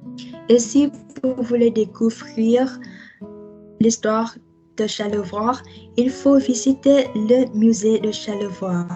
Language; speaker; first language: French; non-native, learner; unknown